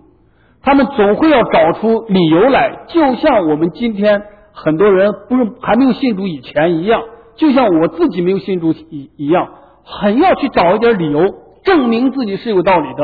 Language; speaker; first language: Chinese; native; Chinese